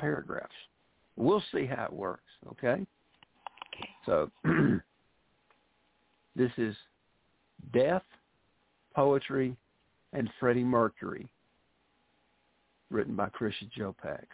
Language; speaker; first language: English; native; English